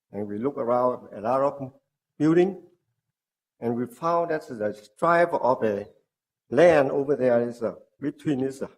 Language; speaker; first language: English; non-native, learner; Vietnamese